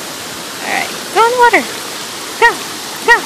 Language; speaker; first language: English; native; English